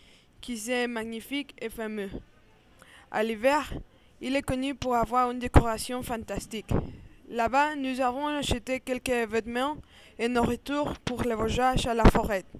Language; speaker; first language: French; non-native, learner; Spanish